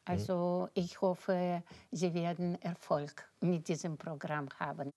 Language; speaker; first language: German; non-native, fluent; Russian